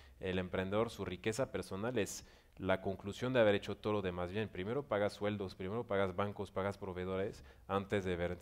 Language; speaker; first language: Spanish; non-native, fluent; French